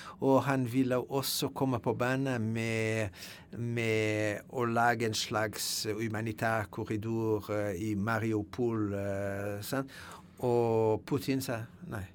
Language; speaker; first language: Norwegian; non-native, fluent; French